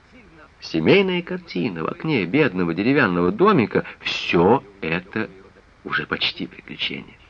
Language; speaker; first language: Russian; native; Russian